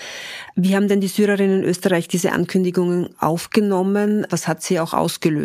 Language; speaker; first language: German; native; German